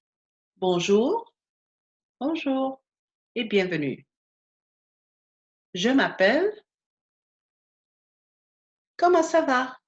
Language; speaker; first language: French; non-native, fluent; English